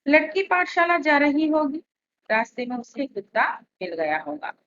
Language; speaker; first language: Hindi; non-native, local second language; Telugu